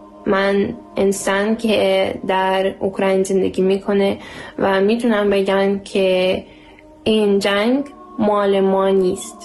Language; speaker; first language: Persian; non-native, learner; Ukrainian